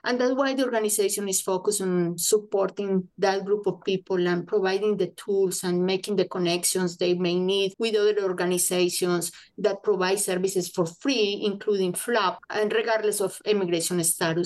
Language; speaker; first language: English; non-native, fluent; Spanish